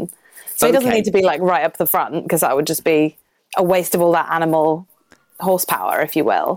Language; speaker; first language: English; native; English